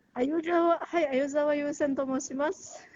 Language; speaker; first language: Japanese; non-native, learner; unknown